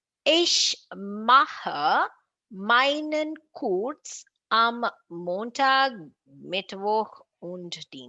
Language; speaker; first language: German; non-native, fluent; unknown